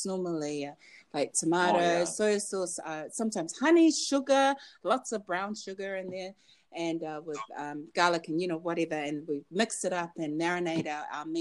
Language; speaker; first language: English; native; English